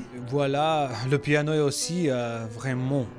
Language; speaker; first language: French; non-native, learner; Macedonian